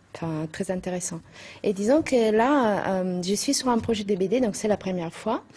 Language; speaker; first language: French; non-native, fluent; Italian